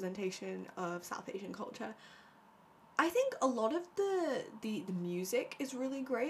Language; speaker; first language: English; native; English